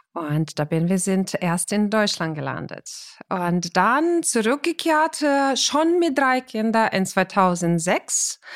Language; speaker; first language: German; non-native, fluent; Ukrainian